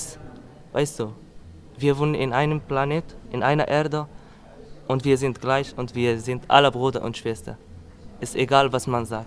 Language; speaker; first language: German; non-native, learner; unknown